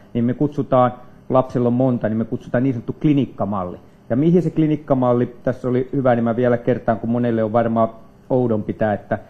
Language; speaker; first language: Finnish; native; Finnish